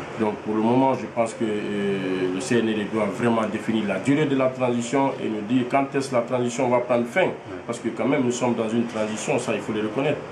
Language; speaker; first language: French; non-native, local second language; Fula